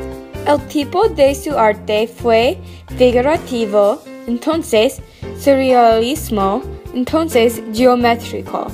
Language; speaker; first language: Spanish; non-native, learner; English